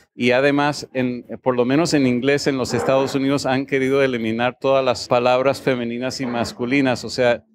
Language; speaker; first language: Spanish; non-native, fluent; English